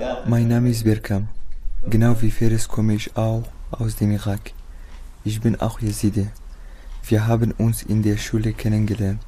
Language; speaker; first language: German; non-native, learner; Kurdish